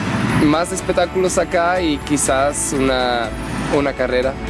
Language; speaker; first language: Spanish; non-native, fluent; Portuguese